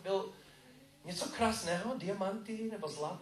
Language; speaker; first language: Czech; non-native, learner; English